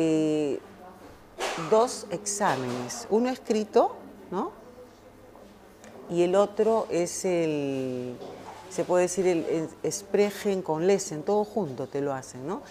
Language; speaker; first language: Spanish; native; Spanish